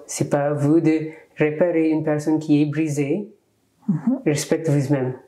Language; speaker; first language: French; non-native, learner; English